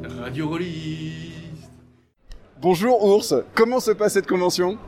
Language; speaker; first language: French; native; French